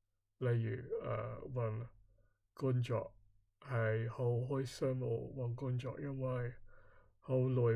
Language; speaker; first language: Cantonese; non-native, learner; English